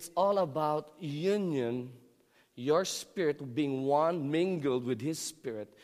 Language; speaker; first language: English; non-native, local second language; Filipino